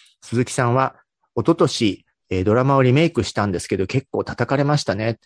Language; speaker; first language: Japanese; native; Japanese